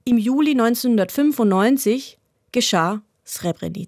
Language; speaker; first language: German; native; German